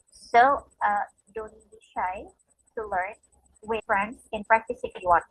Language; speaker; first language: English; non-native, fluent; Indonesian